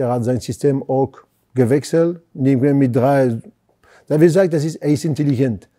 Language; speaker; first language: German; non-native, fluent; French